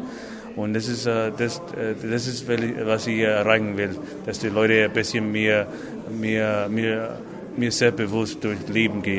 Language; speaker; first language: German; non-native, fluent; English